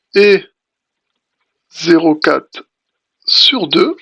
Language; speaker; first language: French; native; French